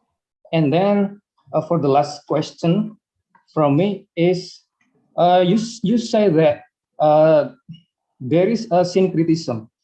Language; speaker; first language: English; non-native, learner; Indonesian